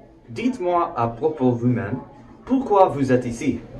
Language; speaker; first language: French; non-native, learner; English